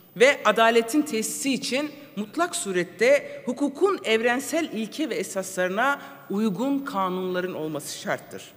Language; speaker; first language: Turkish; non-native, local second language; Kurdish